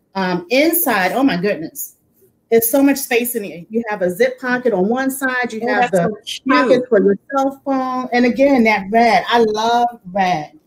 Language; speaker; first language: English; native; English